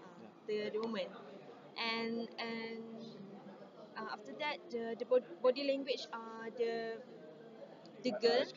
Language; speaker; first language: English; non-native, learner; Malay